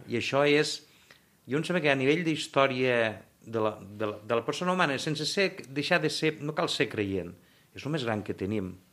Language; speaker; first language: Catalan; native; Catalan